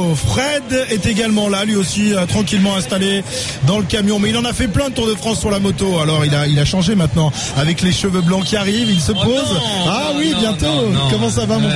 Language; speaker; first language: French; native; French